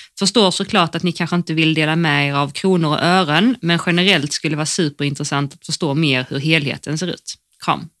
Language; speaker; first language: Swedish; native; Swedish